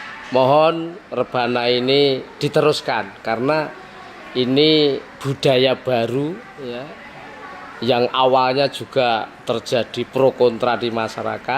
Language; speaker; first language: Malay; non-native, local second language; Javanese